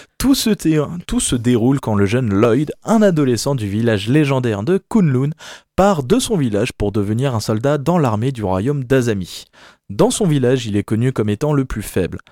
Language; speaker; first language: French; native; French